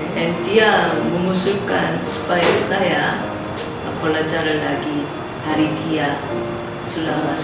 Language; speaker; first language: Indonesian; non-native, learner; Korean